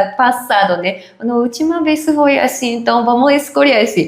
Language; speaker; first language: Portuguese; non-native, learner; Japanese